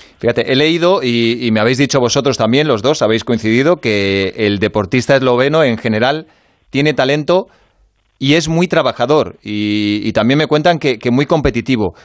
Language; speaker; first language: Spanish; native; Spanish